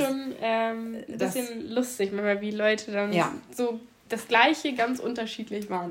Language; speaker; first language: German; native; German